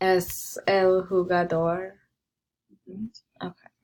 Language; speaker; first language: Spanish; non-native, learner; English